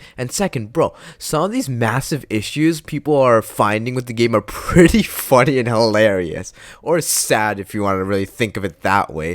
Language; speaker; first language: English; native; English